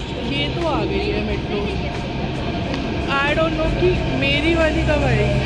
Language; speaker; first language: Hindi; native; Hindi